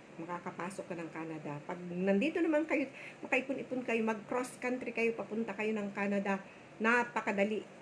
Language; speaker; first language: Filipino; non-native, local second language; Bikol